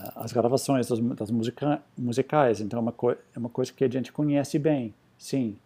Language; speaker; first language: Portuguese; non-native, fluent; English